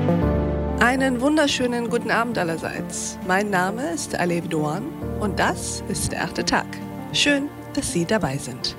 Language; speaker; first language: German; native; German